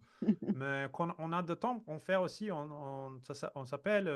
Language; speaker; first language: French; non-native, fluent; Portuguese